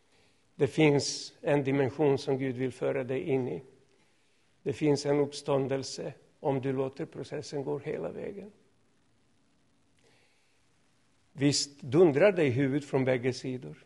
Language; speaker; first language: Swedish; non-native, fluent; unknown